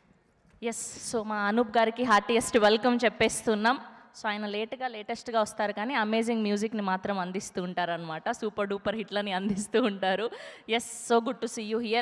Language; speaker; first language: Telugu; native; Telugu